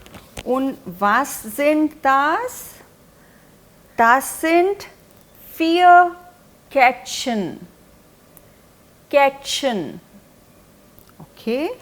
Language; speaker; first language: German; non-native, fluent; Hindi